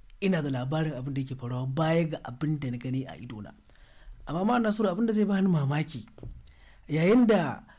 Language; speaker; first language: Hausa; native; Hausa